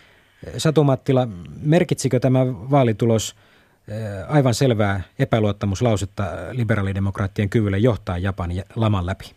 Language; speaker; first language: Finnish; native; Finnish